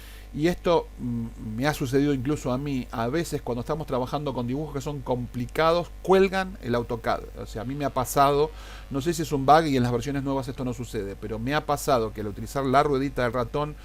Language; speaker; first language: Spanish; native; Spanish